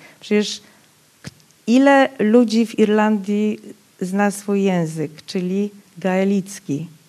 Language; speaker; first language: Polish; non-native, local second language; Rusyn